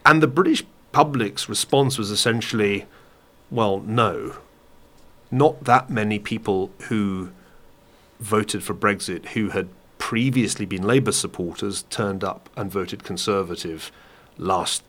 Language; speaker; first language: English; native; English